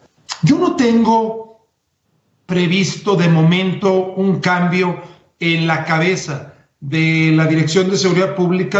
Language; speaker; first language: Spanish; native; Spanish